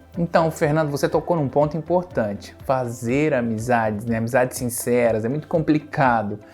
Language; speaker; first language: Portuguese; native; Portuguese